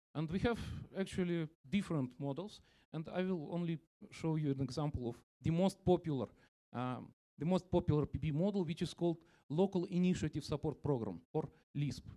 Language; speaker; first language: English; non-native, fluent; Russian